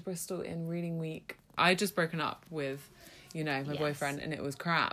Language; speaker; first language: English; native; English